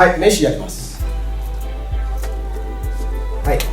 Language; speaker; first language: Japanese; non-native, learner; English